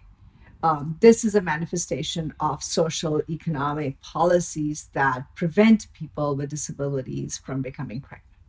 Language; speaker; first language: English; non-native, local second language; Bangla